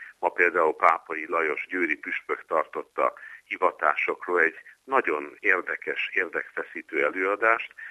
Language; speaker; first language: Hungarian; native; Hungarian